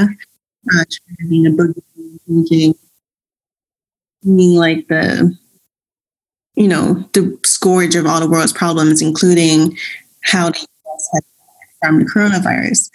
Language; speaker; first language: English; non-native, local second language; Cantonese